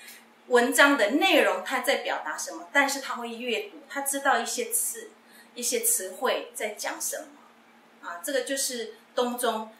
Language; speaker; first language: Chinese; non-native, local second language; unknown